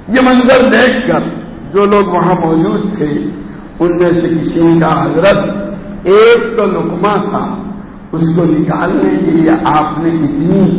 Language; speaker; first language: Urdu; non-native, local second language; Gujarati